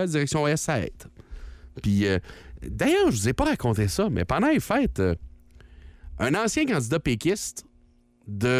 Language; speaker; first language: French; native; French